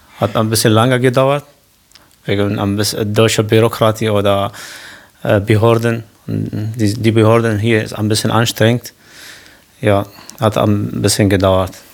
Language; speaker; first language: German; non-native, learner; Kurdish